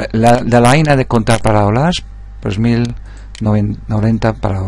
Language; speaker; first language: Catalan; non-native, local second language; Spanish